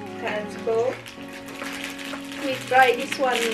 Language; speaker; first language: English; non-native, learner; Filipino